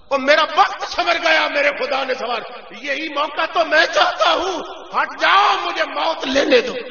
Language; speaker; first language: Urdu; native; Urdu